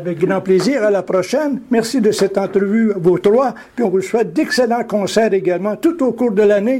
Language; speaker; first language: French; native; French